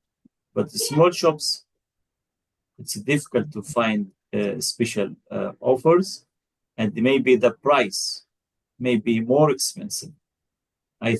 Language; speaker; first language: English; non-native, fluent; Arabic